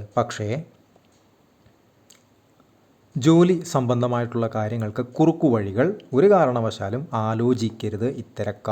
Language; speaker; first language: Malayalam; native; Malayalam